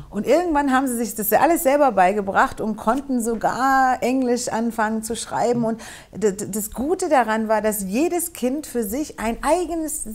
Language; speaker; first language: German; native; German